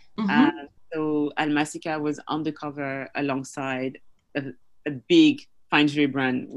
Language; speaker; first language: English; non-native, fluent; French